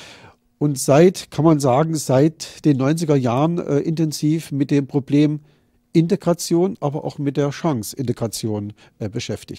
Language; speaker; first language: German; native; German